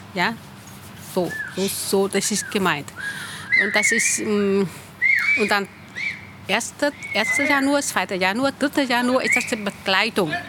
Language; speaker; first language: German; non-native, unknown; Vietnamese